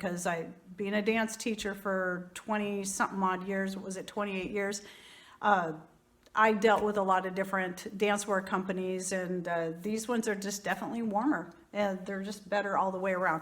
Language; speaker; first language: English; native; English